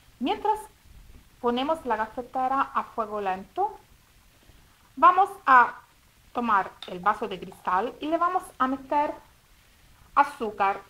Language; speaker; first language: Spanish; non-native, fluent; Italian